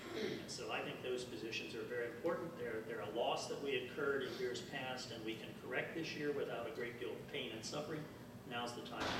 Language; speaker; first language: English; native; English